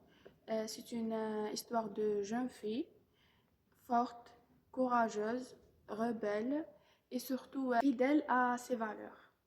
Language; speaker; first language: French; non-native, local second language; Arabic